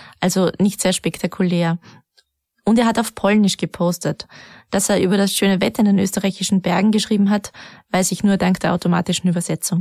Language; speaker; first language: German; native; German